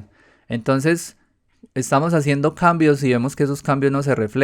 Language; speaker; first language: Spanish; native; Spanish